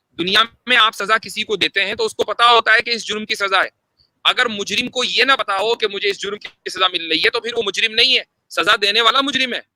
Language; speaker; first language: Hindi; native; Hindi